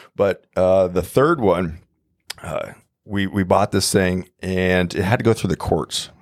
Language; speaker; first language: English; native; English